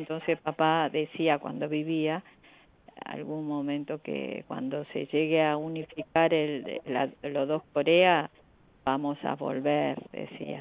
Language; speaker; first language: Spanish; non-native, fluent; Korean